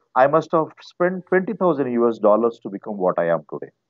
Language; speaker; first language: English; non-native, local second language; Telugu